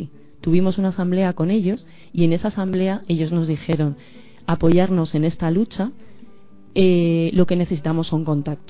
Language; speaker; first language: Spanish; native; Spanish